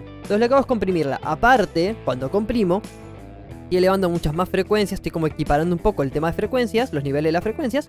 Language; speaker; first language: Spanish; native; Spanish